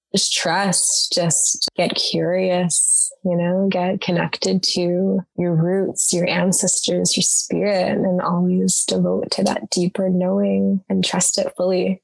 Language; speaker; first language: English; native; English